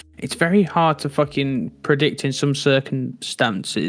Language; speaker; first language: English; native; English